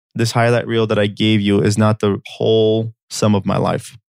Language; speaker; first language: English; early bilingual, other home language; Armenian